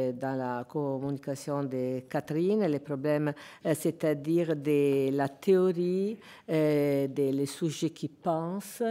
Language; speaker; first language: French; non-native, fluent; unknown